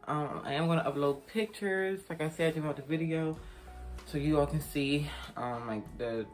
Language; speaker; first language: English; native; English